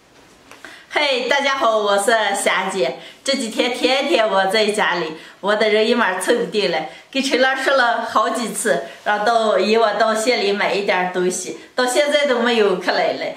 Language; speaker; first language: Chinese; native; Chinese